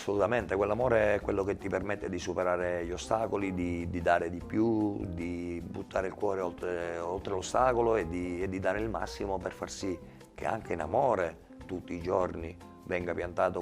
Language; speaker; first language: Italian; native; Italian